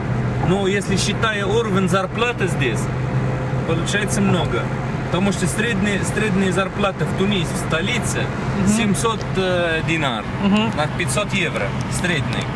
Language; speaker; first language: Russian; non-native, fluent; Arabic